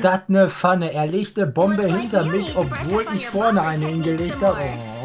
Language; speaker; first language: German; native; German